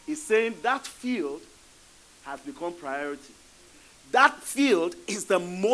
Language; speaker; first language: English; non-native, local second language; Yoruba